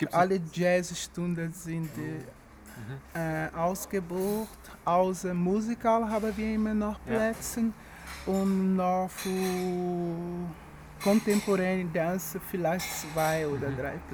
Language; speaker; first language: German; non-native, learner; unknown